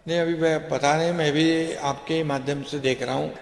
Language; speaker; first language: Hindi; non-native, local second language; Marathi